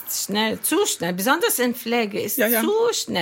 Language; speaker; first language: German; non-native, learner; Arabic